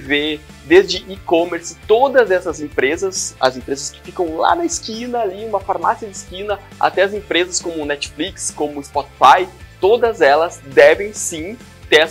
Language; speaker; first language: Portuguese; native; Portuguese